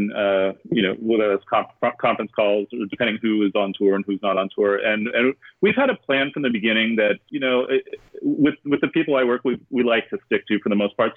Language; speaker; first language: English; native; English